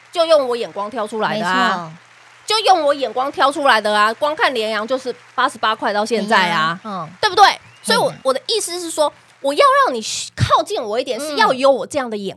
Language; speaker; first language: Chinese; native; Chinese